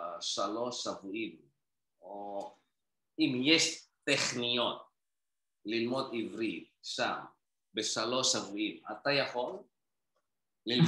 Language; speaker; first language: Hebrew; non-native, learner; Indonesian